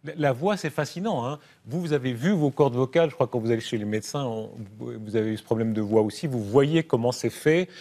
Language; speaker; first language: French; native; French